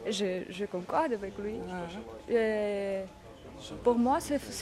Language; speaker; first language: French; non-native, learner; Portuguese